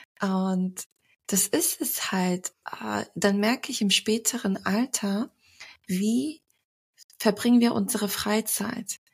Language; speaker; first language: German; early bilingual, other home language; Turkish